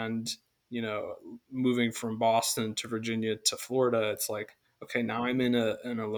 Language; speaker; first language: English; native; English